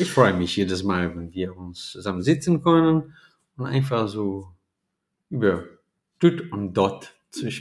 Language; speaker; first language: German; non-native, fluent; Portuguese